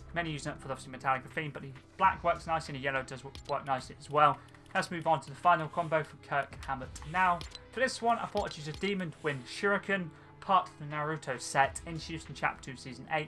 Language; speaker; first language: English; native; English